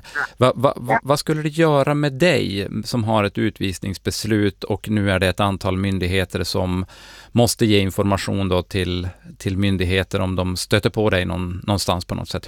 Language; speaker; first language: Swedish; native; Swedish